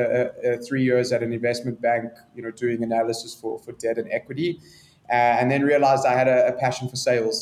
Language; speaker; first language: English; native; English